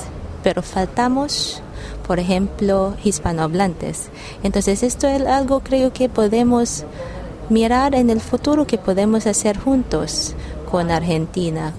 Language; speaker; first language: Spanish; non-native, learner; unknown